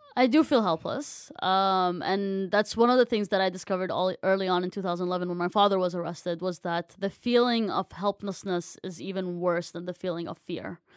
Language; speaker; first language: English; non-native, fluent; Arabic